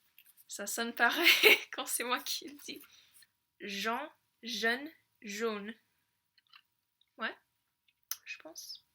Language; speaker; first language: French; non-native, fluent; English